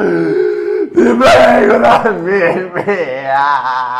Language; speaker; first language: Italian; native; Italian